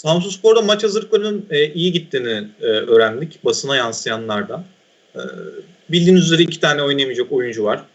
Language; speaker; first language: Turkish; native; Turkish